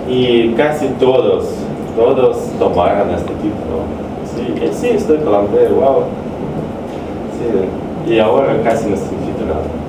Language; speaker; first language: Spanish; non-native, fluent; Russian